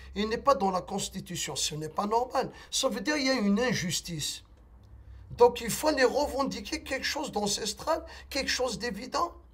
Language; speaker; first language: French; non-native, local second language; Kabyle